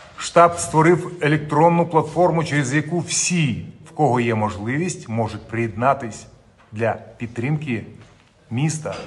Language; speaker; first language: Ukrainian; non-native, local second language; Russian